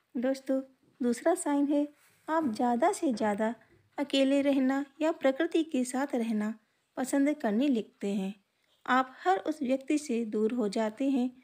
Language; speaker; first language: Hindi; native; Hindi